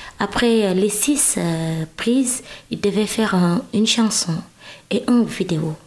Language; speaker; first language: French; non-native, local second language; Wolof